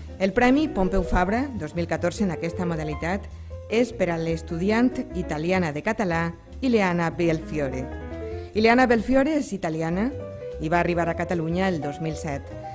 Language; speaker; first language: Catalan; native; Catalan